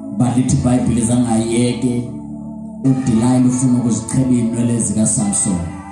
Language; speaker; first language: Zulu; non-native, local second language; Xhosa